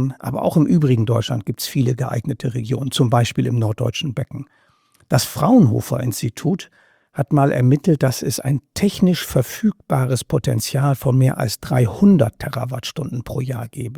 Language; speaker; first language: German; native; German